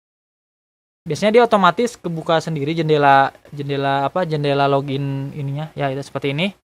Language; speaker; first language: Indonesian; native; Indonesian